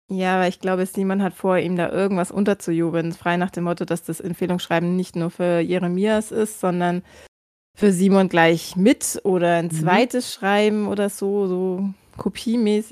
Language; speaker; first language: German; native; German